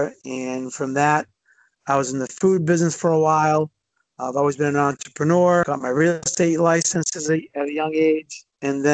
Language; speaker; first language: English; native; English